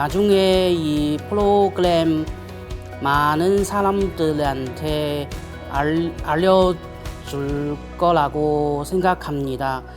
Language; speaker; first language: Korean; non-native, learner; Chinese